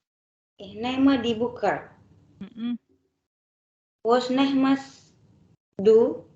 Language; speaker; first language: German; non-native, learner; Indonesian